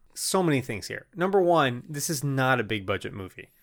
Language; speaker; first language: English; non-native, fluent; Spanish